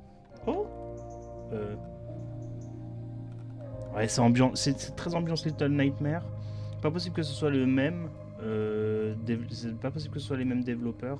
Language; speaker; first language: French; native; French